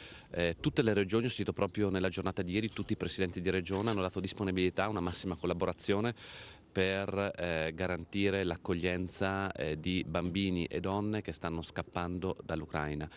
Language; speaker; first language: Italian; native; Italian